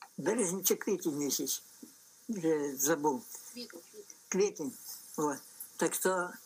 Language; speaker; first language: Ukrainian; native; Ukrainian